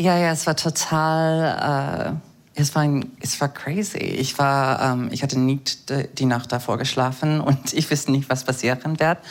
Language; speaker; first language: German; non-native, fluent; English